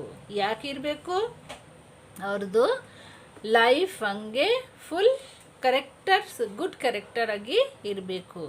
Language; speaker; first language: Kannada; non-native, local second language; Hindi